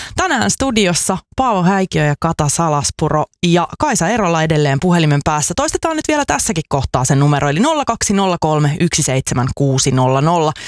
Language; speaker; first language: Finnish; native; Finnish